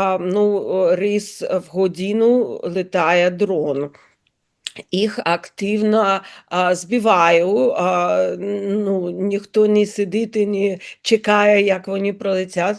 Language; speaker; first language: Ukrainian; non-native, learner; Russian